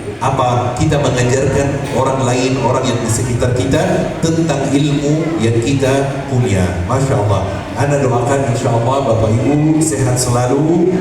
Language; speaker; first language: Indonesian; non-native, fluent; Arabic